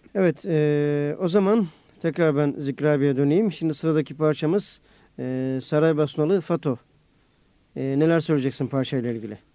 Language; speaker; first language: Turkish; native; Turkish